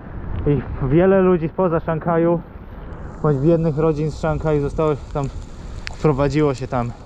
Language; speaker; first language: Polish; native; Polish